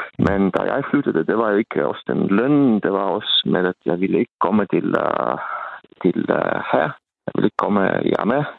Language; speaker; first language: Danish; non-native, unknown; Estonian